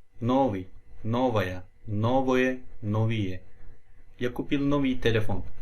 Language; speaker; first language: Russian; non-native, fluent; Turkish